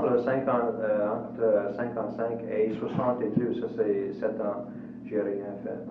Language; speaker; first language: French; non-native, local second language; English